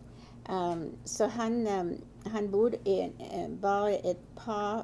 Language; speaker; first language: Norwegian; early bilingual, heritage; Norwegian